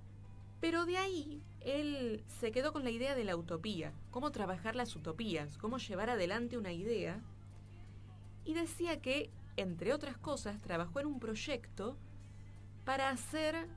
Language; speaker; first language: Spanish; native; Spanish